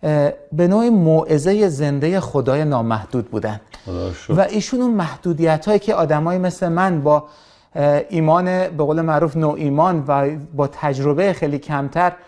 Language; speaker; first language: Persian; native; Persian